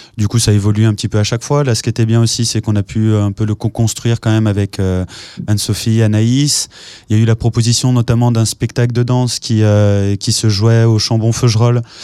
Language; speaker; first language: French; native; French